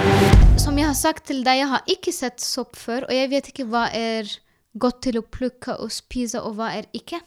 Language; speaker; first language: Norwegian; non-native, learner; Arabic